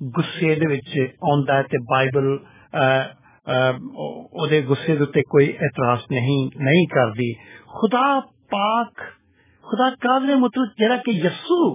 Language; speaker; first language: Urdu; non-native, local second language; Punjabi